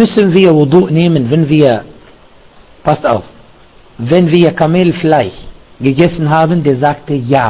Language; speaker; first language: German; non-native, fluent; Arabic